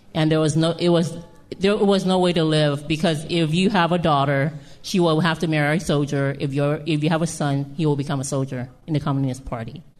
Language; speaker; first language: English; early bilingual, other home language; Lao